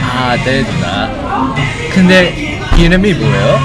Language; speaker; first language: Korean; non-native, learner; English